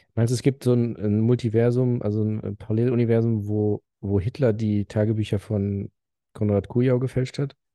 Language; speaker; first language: German; early bilingual, other home language; Arabic